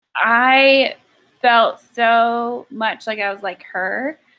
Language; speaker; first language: English; native; English